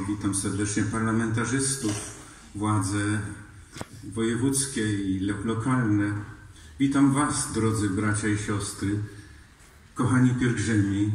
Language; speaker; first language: Polish; native; Polish